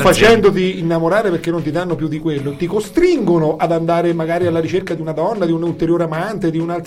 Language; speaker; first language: Italian; native; Italian